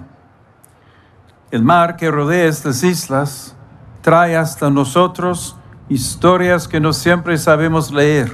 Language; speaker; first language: Spanish; non-native, fluent; English